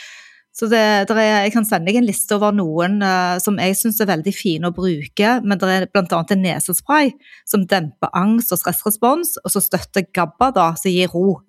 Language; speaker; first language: Norwegian; native; Norwegian